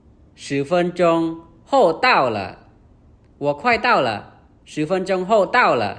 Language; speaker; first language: Chinese; non-native, learner; Khmer